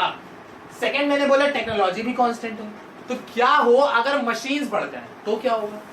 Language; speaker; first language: Hindi; native; Hindi